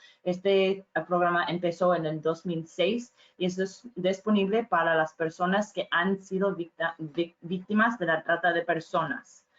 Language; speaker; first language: Spanish; non-native, fluent; English